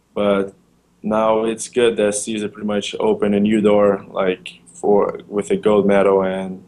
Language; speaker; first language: English; non-native, learner; Portuguese